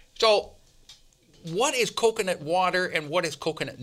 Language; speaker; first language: English; native; English